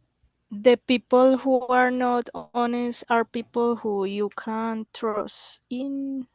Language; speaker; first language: English; non-native, learner; Spanish